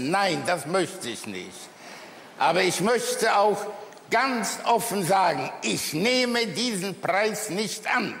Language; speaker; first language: German; early bilingual, other home language; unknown